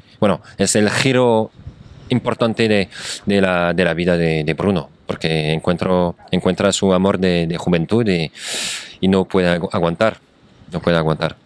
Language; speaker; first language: Spanish; non-native, fluent; French